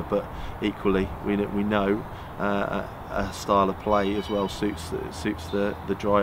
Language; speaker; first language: English; native; English